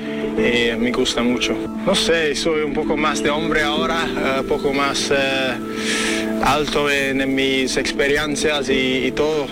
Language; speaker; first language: Spanish; non-native, learner; English